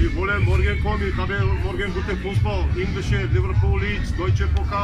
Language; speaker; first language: German; non-native, learner; Bulgarian